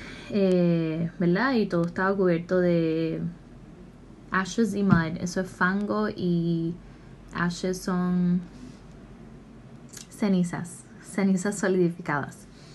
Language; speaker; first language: Spanish; native; Spanish